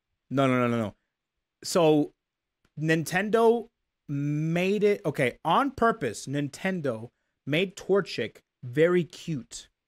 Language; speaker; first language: English; native; English